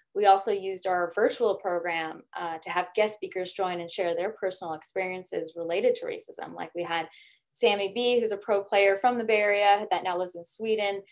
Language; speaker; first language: English; native; English